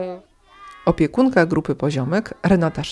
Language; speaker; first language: Polish; native; Polish